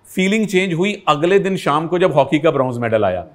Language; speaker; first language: Hindi; native; Hindi